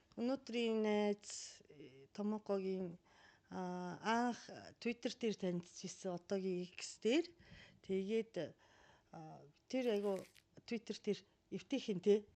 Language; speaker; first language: Mongolian; non-native, fluent; Japanese